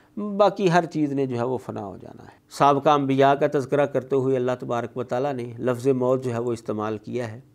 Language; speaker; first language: Urdu; non-native, local second language; Punjabi